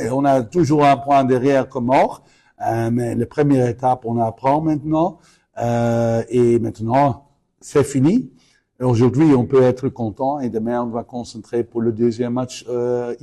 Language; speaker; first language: French; non-native, fluent; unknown